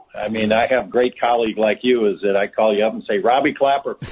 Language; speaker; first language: English; native; English